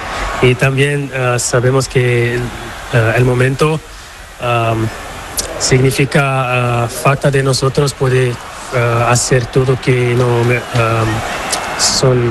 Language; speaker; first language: Spanish; non-native, learner; Portuguese